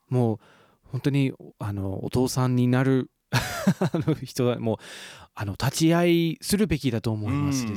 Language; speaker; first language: Japanese; non-native, fluent; English